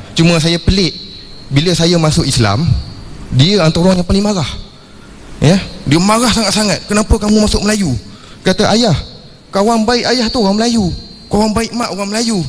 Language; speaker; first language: Malay; non-native, local second language; Chinese